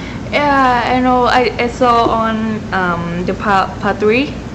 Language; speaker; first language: English; non-native, learner; Thai